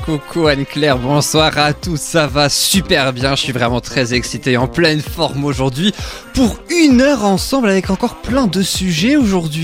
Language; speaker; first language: French; native; French